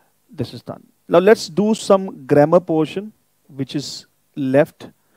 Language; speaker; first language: English; non-native, local second language; Hindi